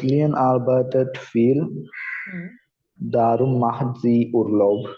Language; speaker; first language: German; non-native, learner; Malayalam